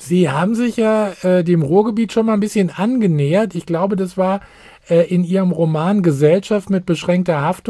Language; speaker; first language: German; native; German